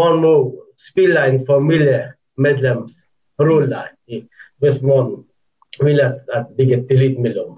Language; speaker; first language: Norwegian; non-native, fluent; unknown